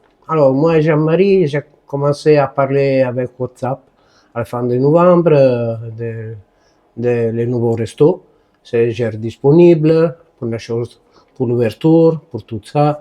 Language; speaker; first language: French; non-native, learner; Italian